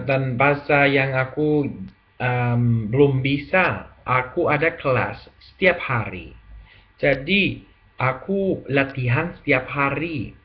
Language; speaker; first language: Indonesian; non-native, learner; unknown